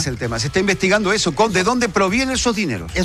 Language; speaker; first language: Spanish; native; Spanish